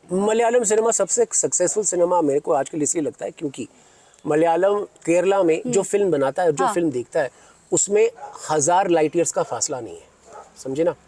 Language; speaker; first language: Hindi; non-native, local second language; Bangla